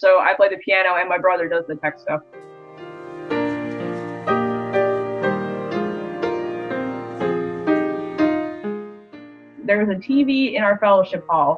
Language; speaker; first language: English; native; English